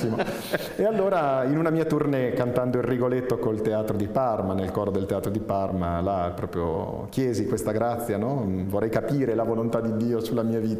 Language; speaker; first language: Italian; native; Italian